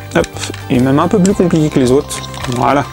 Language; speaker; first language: French; native; French